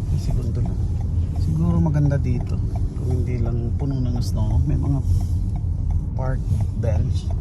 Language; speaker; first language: Filipino; native; Filipino